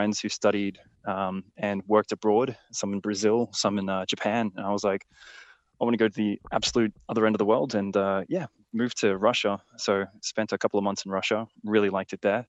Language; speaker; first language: English; native; English